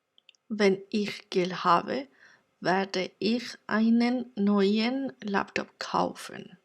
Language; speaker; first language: German; non-native, fluent; Spanish